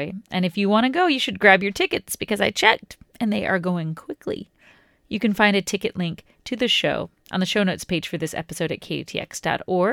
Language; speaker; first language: English; native; English